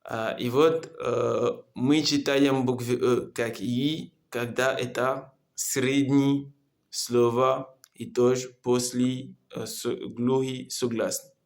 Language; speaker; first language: Russian; non-native, learner; Comorian